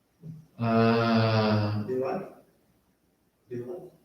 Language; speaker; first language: English; non-native, learner; Portuguese